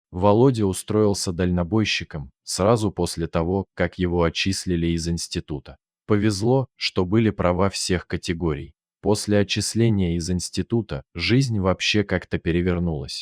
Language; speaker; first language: Russian; native; Russian